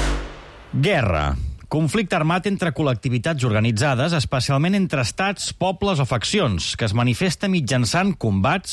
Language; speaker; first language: Catalan; native; Catalan